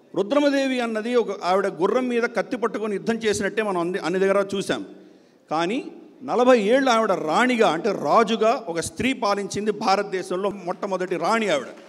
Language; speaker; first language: Telugu; native; Telugu